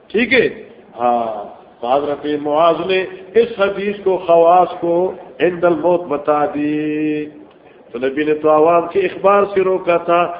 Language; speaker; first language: Urdu; non-native, local second language; Northern Hindko